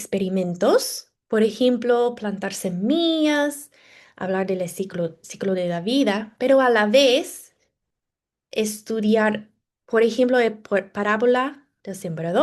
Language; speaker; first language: Spanish; non-native, fluent; English